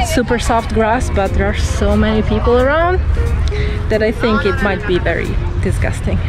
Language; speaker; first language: English; non-native, fluent; Italian